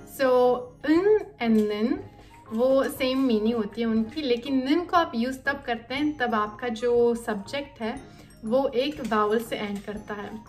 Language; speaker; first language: Hindi; native; Hindi